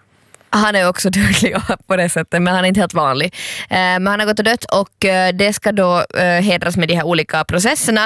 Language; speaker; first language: Swedish; native; Swedish